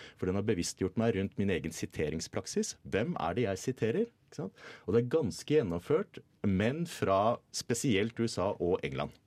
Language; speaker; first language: Norwegian; native; Norwegian